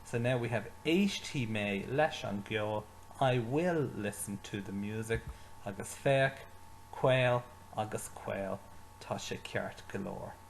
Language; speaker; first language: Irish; non-native, local second language; English